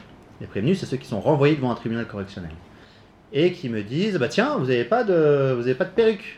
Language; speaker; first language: French; native; French